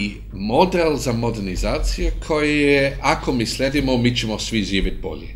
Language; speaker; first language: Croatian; non-native, fluent; English